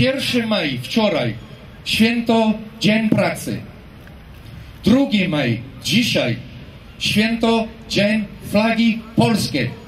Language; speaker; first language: Polish; non-native, fluent; English